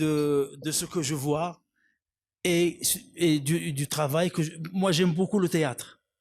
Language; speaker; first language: French; non-native, local second language; Arabic